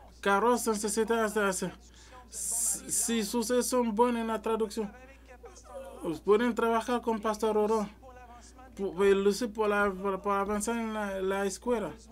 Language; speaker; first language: Spanish; non-native, learner; French